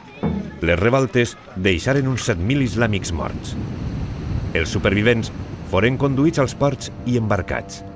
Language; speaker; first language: Catalan; native; Catalan